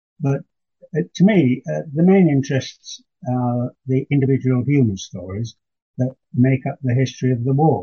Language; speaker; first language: English; native; English